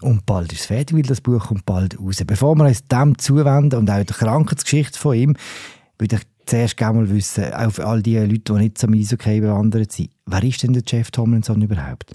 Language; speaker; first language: German; native; German